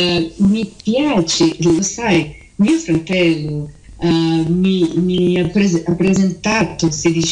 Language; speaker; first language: Italian; early bilingual, heritage; Portuguese